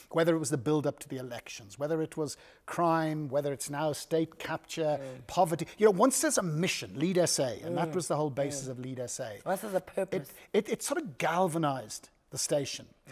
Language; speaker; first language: English; native; English